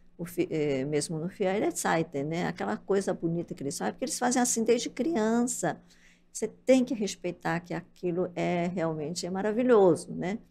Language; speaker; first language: Portuguese; early bilingual, other home language; Japanese